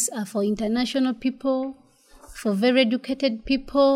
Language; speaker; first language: English; non-native, local second language; Ganda